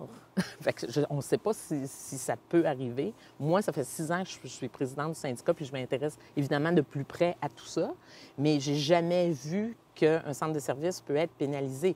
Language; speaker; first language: French; native; French